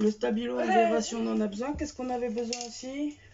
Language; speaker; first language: French; native; French